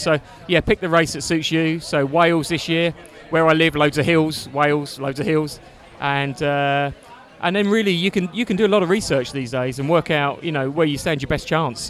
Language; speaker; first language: English; native; English